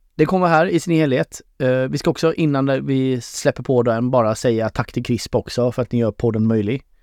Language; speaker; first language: Swedish; native; Swedish